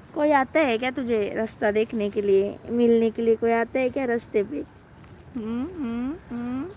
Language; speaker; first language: Hindi; non-native, local second language; Marathi